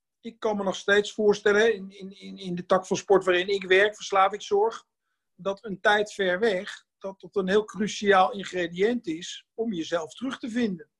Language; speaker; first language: Dutch; native; Dutch